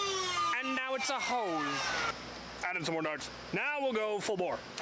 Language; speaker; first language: English; native; English